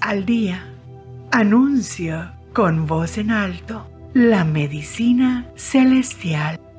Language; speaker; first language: Spanish; native; Spanish